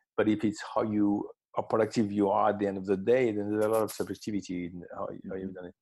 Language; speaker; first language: English; non-native, fluent; French